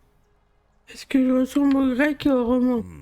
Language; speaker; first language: French; native; French